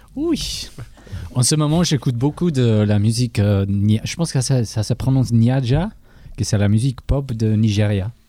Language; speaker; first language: French; non-native, fluent; English